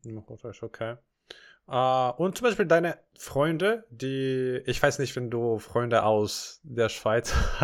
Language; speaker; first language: German; non-native, fluent; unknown